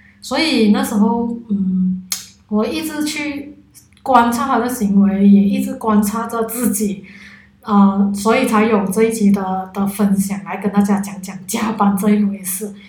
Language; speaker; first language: Chinese; non-native, local second language; Cantonese